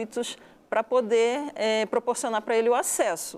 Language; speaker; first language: Portuguese; native; Portuguese